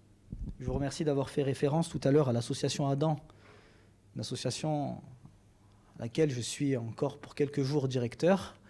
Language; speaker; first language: French; native; French